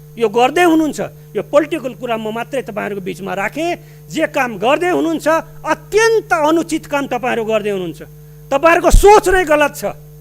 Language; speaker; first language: Nepali; non-native, local second language; Maithili